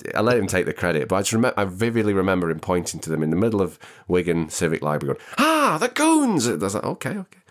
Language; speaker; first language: English; native; English